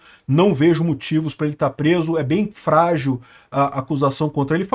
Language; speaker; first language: Portuguese; native; Portuguese